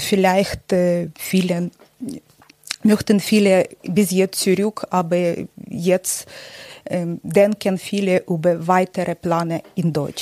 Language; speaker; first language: German; non-native, learner; Ukrainian